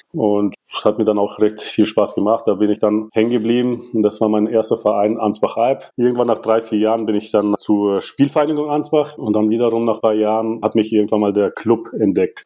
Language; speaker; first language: German; early bilingual, other home language; Russian